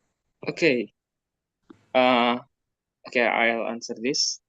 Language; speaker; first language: English; non-native, learner; Indonesian